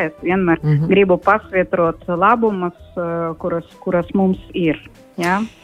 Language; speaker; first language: Latvian; non-native, local second language; Russian